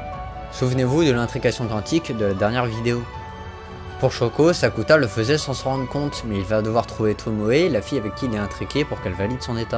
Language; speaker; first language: French; native; French